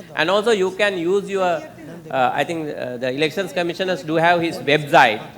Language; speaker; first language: English; non-native, local second language; Sinhala